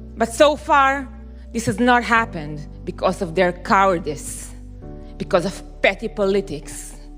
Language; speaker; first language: English; non-native, fluent; Hebrew